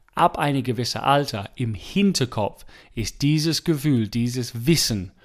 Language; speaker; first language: German; non-native, fluent; English